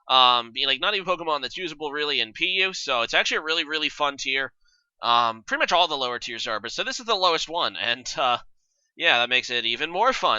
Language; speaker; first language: English; native; English